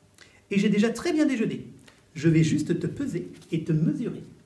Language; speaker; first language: French; native; French